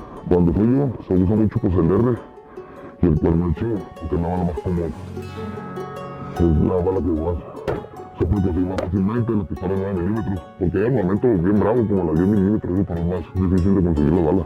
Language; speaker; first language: Spanish; native; Spanish